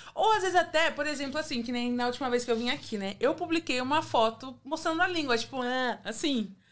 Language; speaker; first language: Portuguese; native; Portuguese